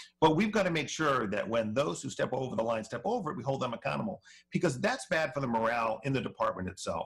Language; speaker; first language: English; native; English